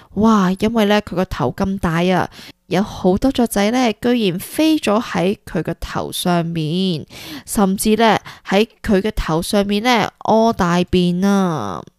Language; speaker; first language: Cantonese; early bilingual, heritage; Cantonese